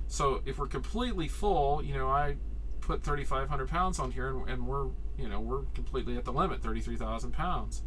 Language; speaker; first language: English; native; English